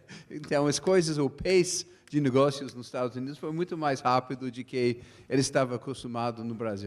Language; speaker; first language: Portuguese; non-native, fluent; English